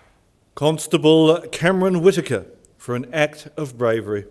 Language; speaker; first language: English; native; English